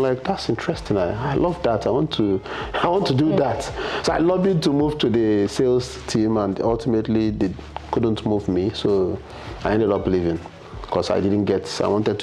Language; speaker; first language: English; non-native, local second language; Igbo